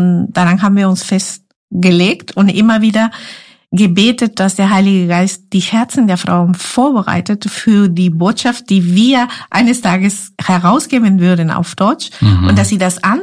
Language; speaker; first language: German; non-native, fluent; Spanish